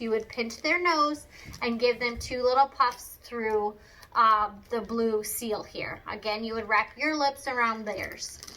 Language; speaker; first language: English; native; English